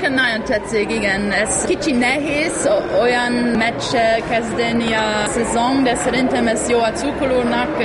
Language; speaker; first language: Hungarian; non-native, learner; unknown